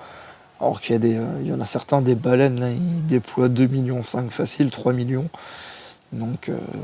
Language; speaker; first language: French; native; French